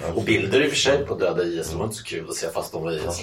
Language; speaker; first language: Swedish; native; Swedish